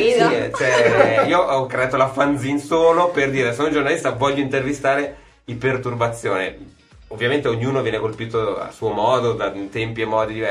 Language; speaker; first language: Italian; native; Italian